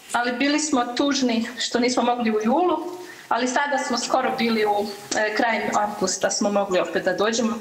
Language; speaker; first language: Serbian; early bilingual, heritage; Serbian